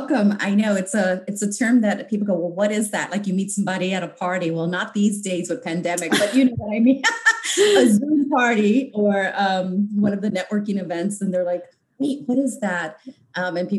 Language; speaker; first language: English; native; English